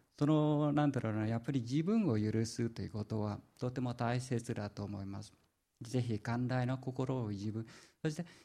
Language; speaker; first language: Japanese; non-native, fluent; Vietnamese